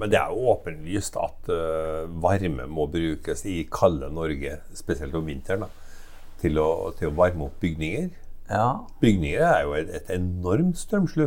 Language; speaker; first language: Norwegian; native; Norwegian